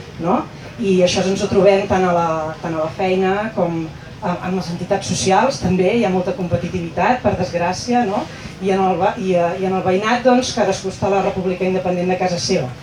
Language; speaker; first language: Catalan; native; Catalan